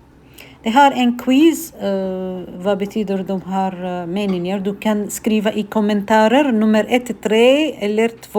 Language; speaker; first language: Swedish; non-native, fluent; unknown